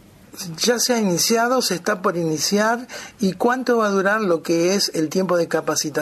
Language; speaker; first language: Spanish; native; Spanish